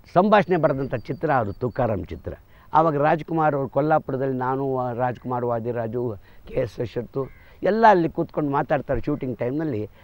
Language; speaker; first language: Kannada; native; Kannada